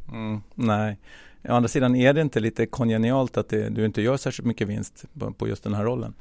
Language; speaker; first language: Swedish; native; Swedish